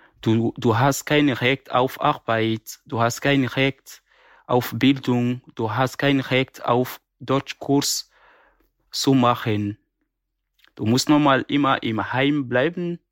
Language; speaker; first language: German; non-native, learner; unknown